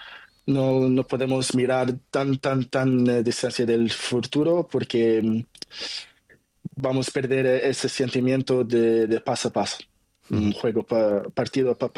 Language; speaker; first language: Spanish; non-native, learner; Portuguese